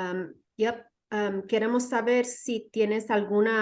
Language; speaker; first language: Spanish; early bilingual, heritage; Spanish